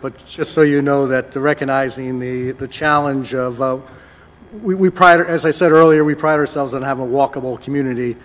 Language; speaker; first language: English; native; English